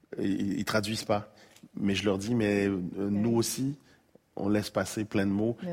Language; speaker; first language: French; native; French